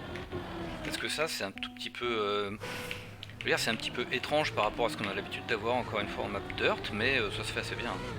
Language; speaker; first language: French; native; French